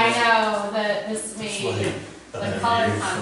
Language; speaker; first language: English; native; English